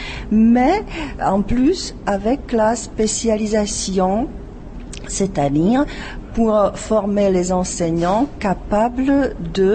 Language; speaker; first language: French; non-native, fluent; Czech